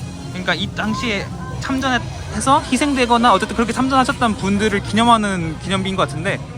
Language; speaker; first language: Korean; native; Korean